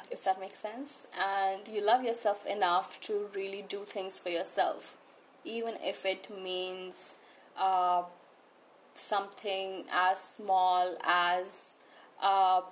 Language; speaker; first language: English; non-native, local second language; Hindi